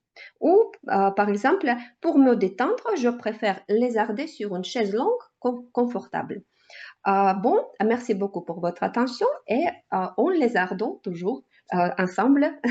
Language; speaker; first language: French; non-native, learner; Russian